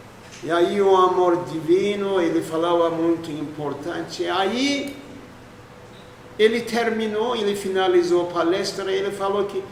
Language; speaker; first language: Portuguese; non-native, fluent; Turkish